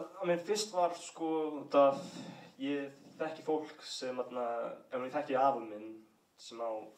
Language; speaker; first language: Icelandic; early bilingual, heritage; English